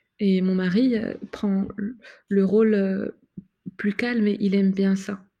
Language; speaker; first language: French; non-native, local second language; Arabic